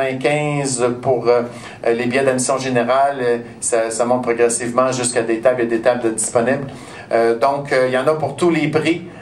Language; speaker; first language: French; native; French